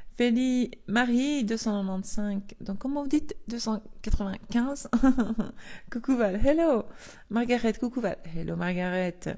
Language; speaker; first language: French; native; French